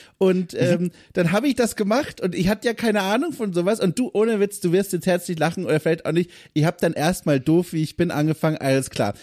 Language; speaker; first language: German; native; German